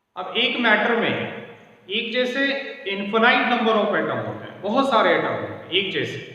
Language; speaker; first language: Hindi; non-native, local second language; Marathi